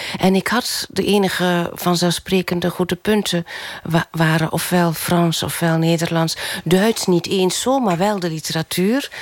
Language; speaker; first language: Dutch; native; Dutch